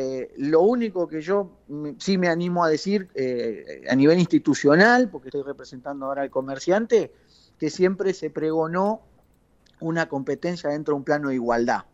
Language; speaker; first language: Spanish; native; Spanish